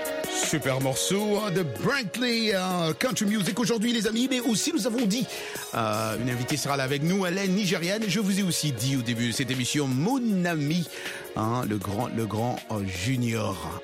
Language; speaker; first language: French; non-native, local second language; Lingala